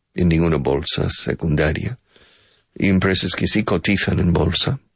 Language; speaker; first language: Spanish; non-native, fluent; English